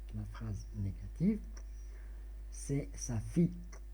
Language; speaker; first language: French; non-native, local second language; Arabic